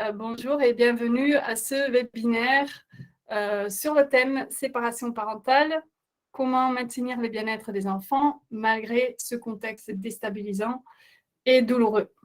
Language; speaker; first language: French; non-native, fluent; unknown